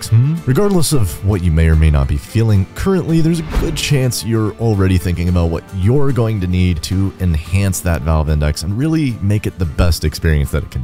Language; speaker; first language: English; native; English